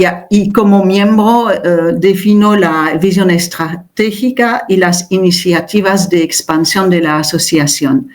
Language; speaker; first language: Spanish; non-native, fluent; French